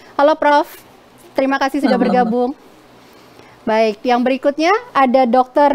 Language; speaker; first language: Indonesian; native; Indonesian